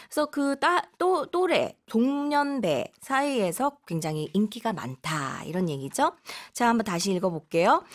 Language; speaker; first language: Korean; native; Korean